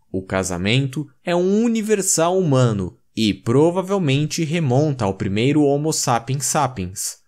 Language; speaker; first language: Portuguese; native; Portuguese